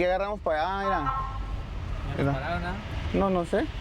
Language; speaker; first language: Spanish; native; Spanish